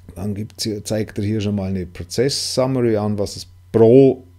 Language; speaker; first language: German; non-native, local second language; Swiss German